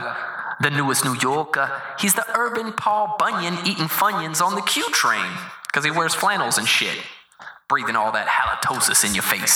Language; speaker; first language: English; native; English